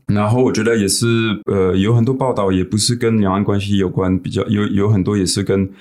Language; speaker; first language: Chinese; non-native, fluent; French